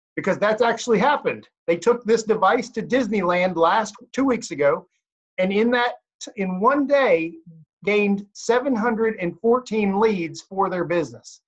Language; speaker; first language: English; native; English